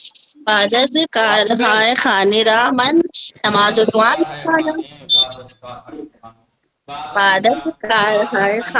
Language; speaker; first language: Persian; non-native, learner; Urdu